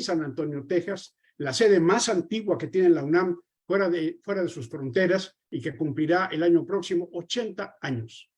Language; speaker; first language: Spanish; native; Spanish